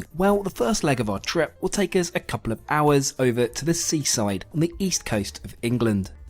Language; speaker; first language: English; native; English